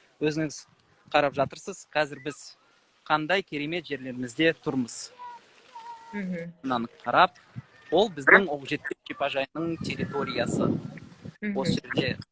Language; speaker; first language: Kazakh; non-native, local second language; Russian